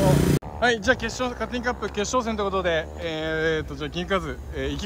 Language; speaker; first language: Japanese; native; Japanese